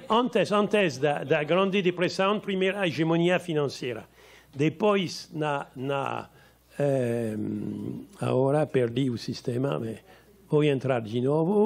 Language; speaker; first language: Portuguese; non-native, learner; French